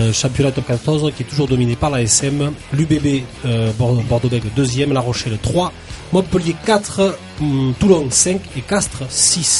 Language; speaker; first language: French; native; French